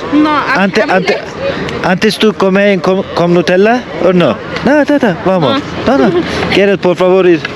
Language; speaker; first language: Spanish; non-native, learner; Turkish